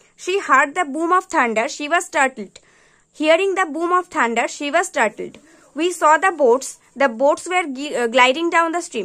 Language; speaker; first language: English; non-native, local second language; Bangla